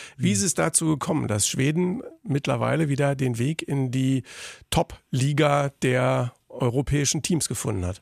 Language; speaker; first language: German; native; German